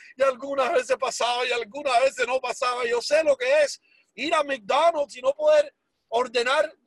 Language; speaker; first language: Spanish; early bilingual, heritage; Spanish